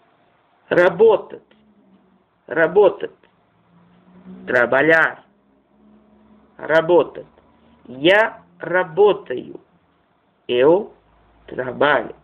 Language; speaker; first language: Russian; non-native, fluent; Portuguese